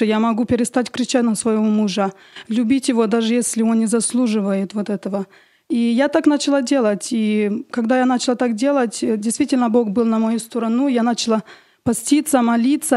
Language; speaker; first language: Russian; early bilingual, heritage; Russian